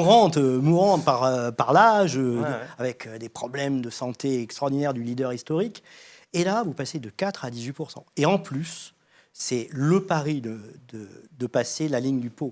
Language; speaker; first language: French; native; French